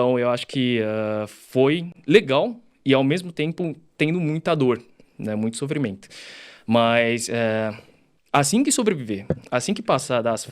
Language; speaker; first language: Portuguese; early bilingual, other home language; Chinese